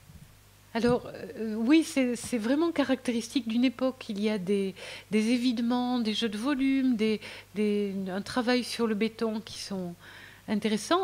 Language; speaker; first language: French; native; French